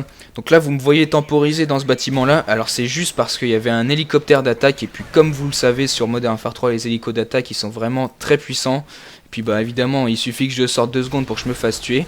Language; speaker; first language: French; native; French